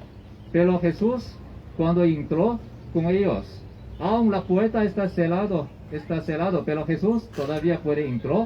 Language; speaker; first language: Spanish; non-native, learner; Chinese